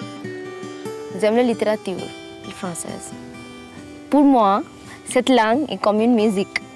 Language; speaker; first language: French; non-native, fluent; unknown